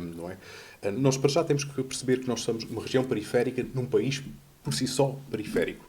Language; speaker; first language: Portuguese; native; Portuguese